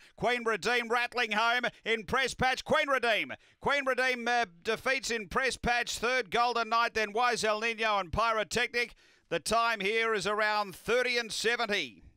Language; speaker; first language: English; native; English